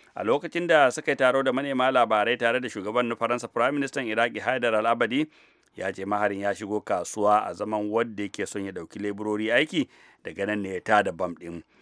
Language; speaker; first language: Hausa; native; Hausa